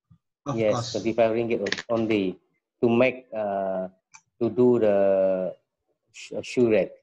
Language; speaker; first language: English; non-native, local second language; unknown